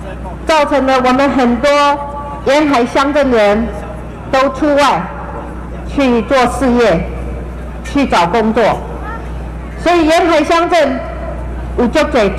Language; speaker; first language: Chinese; native; Chinese